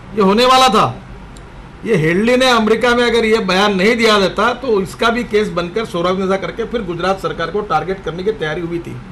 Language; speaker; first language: Hindi; non-native, local second language; Marathi